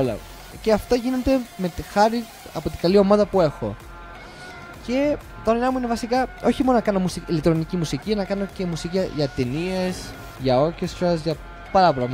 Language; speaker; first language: Greek; early bilingual, heritage; English